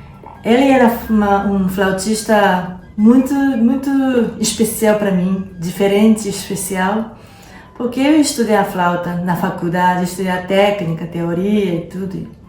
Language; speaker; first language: Portuguese; non-native, fluent; Japanese